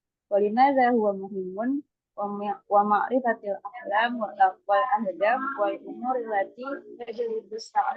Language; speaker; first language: Arabic; non-native, learner; Indonesian